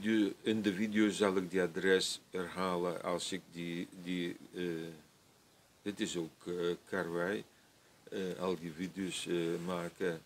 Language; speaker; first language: Dutch; non-native, fluent; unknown